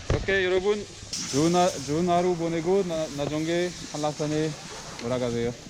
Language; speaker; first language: Korean; non-native, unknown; French